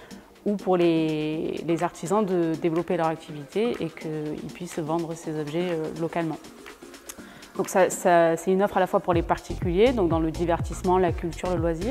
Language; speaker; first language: French; native; French